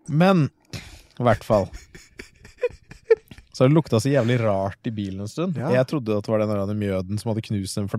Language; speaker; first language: Norwegian; native; Norwegian